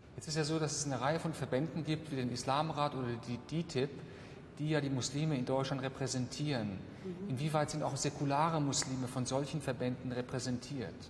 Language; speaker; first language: German; native; German